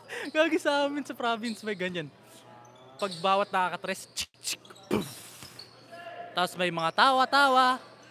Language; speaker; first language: Filipino; native; Filipino